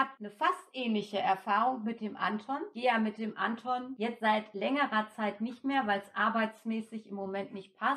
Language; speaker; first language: German; native; German